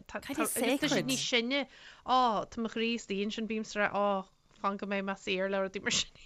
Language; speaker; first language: Irish; native; Irish